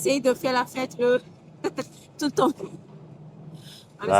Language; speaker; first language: French; non-native, fluent; Portuguese